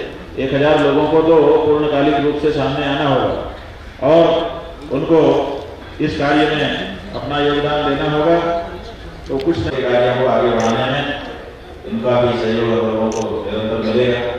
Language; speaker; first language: Hindi; native; Hindi